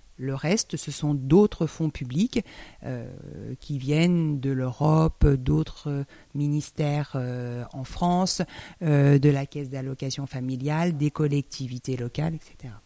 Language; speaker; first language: French; native; French